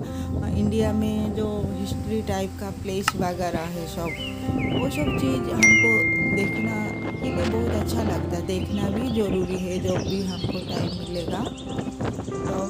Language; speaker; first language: Hindi; non-native, local second language; Odia